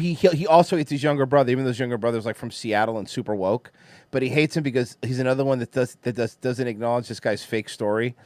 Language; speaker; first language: English; native; English